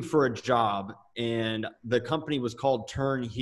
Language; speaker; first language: English; native; English